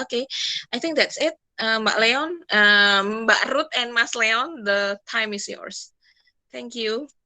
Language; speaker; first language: English; non-native, fluent; Indonesian